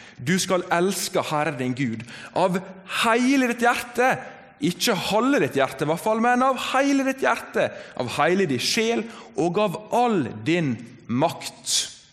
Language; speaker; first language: Norwegian; native; Norwegian